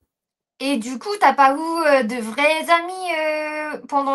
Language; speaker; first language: French; non-native, fluent; Japanese